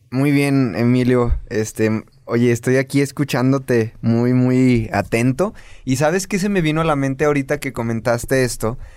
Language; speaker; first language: Spanish; native; Spanish